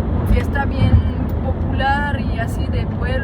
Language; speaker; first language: Spanish; non-native, fluent; French